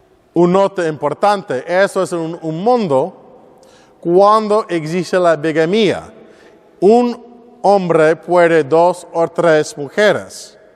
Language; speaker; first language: Spanish; non-native, learner; English